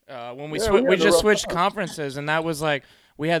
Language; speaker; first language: English; native; English